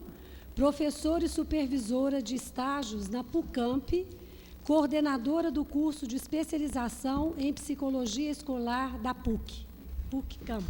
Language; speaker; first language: Portuguese; native; Portuguese